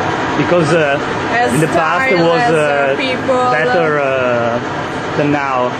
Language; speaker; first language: English; non-native, learner; Italian